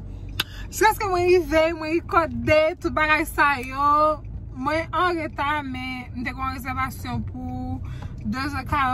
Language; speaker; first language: French; non-native, learner; Haitian Creole